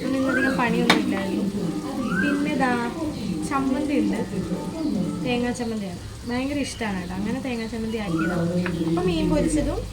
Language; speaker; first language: Malayalam; native; Malayalam